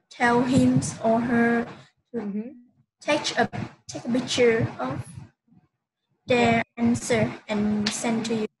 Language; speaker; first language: English; non-native, learner; Vietnamese